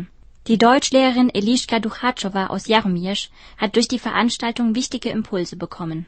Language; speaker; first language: German; native; German